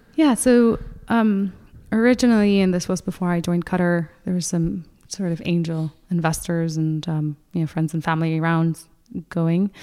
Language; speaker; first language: English; non-native, fluent; Spanish